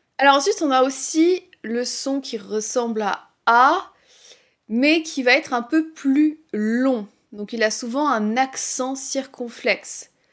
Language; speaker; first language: French; native; French